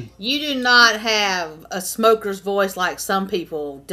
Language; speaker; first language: English; native; English